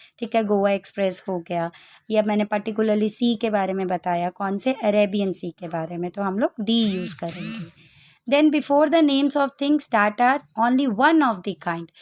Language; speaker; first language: Hindi; native; Hindi